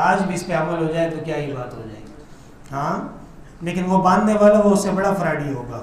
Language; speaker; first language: Urdu; non-native, local second language; Pashto